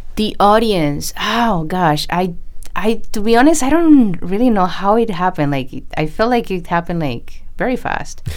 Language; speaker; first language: English; non-native, fluent; Spanish